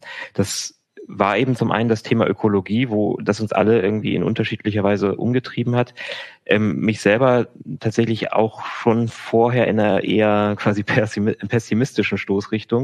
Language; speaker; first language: German; native; German